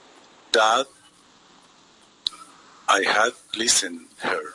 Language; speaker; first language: English; non-native, learner; Spanish